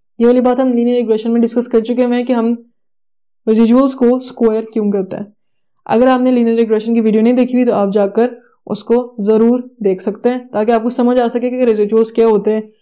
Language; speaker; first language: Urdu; native; Urdu